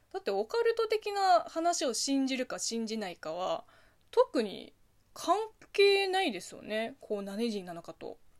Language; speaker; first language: Japanese; non-native, fluent; Chinese